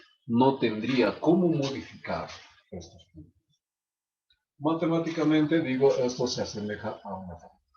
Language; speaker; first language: Spanish; native; Spanish